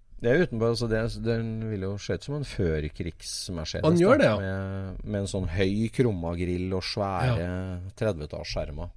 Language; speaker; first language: Norwegian; native; Norwegian